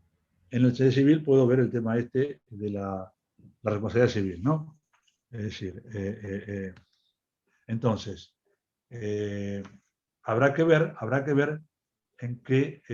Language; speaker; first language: Spanish; native; Spanish